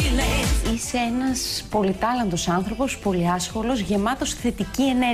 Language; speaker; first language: Greek; native; Greek